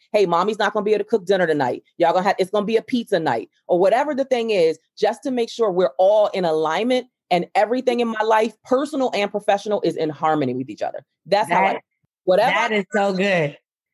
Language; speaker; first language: English; native; English